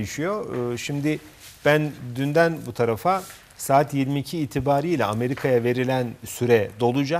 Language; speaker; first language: Turkish; native; Turkish